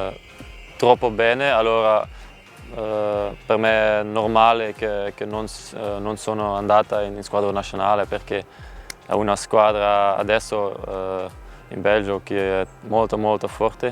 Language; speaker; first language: Italian; non-native, learner; Dutch